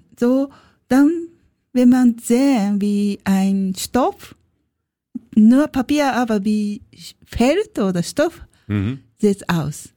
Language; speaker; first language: German; non-native, learner; Japanese